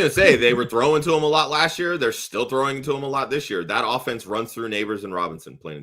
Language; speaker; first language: English; native; English